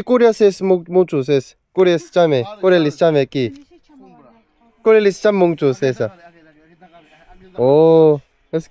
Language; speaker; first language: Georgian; non-native, learner; Korean